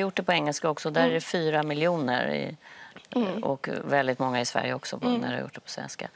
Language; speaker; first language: Swedish; native; Swedish